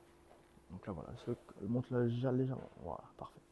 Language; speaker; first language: French; native; French